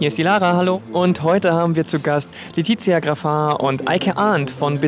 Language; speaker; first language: German; native; German